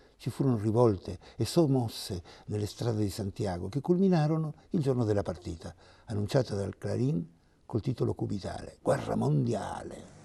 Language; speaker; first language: Italian; non-native, fluent; Spanish